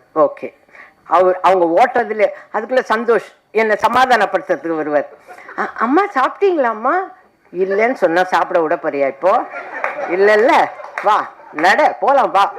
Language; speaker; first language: Tamil; native; Tamil